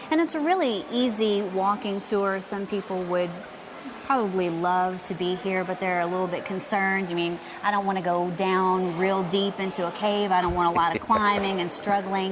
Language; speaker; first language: English; native; English